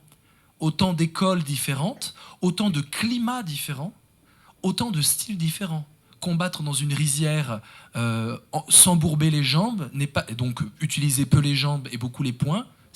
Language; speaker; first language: French; native; French